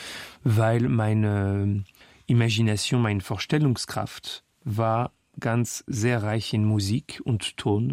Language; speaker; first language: German; non-native, fluent; French